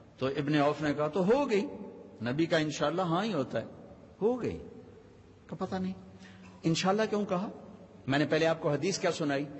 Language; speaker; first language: Urdu; non-native, local second language; Punjabi